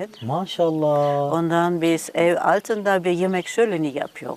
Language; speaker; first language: Turkish; non-native, learner; German